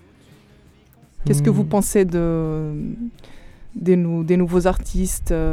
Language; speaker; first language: French; non-native, fluent; Portuguese